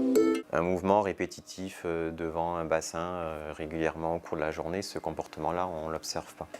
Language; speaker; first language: French; native; French